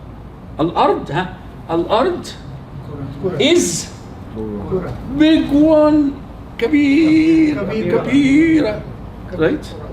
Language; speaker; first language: Arabic; non-native, fluent; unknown